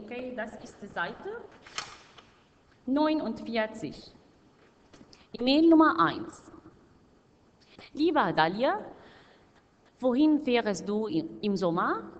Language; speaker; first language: German; non-native, fluent; Arabic